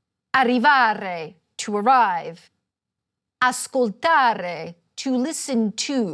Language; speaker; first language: Italian; non-native, fluent; English